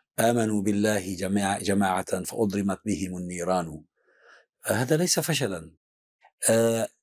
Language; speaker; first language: Arabic; native; Arabic